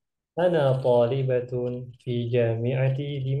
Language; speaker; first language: Arabic; non-native, fluent; Indonesian